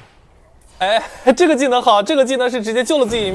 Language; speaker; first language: Chinese; native; Chinese